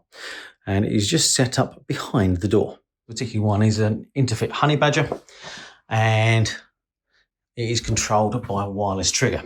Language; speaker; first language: English; native; English